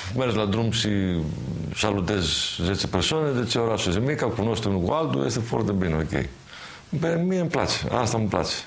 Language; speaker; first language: Romanian; non-native, learner; Greek